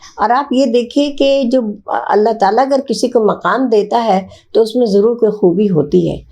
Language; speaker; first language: Urdu; native; Urdu